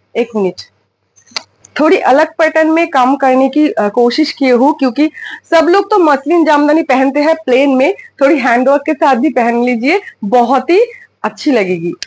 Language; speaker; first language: Hindi; non-native, local second language; Bangla